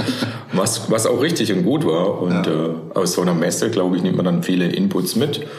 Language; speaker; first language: German; native; German